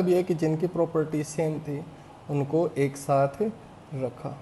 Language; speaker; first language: Hindi; native; Hindi